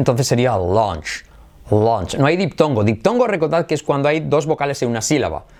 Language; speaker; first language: Spanish; native; Spanish